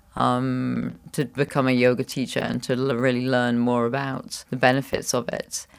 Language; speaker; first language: English; native; English